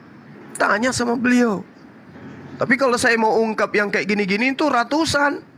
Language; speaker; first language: Indonesian; native; Indonesian